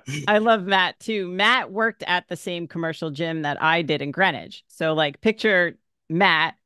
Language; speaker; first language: English; native; English